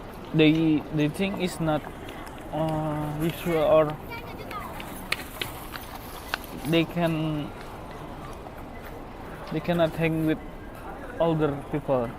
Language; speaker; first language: English; non-native, learner; Korean